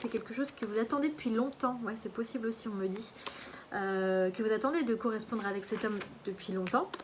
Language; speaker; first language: French; native; French